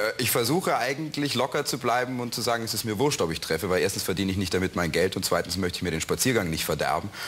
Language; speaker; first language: German; native; German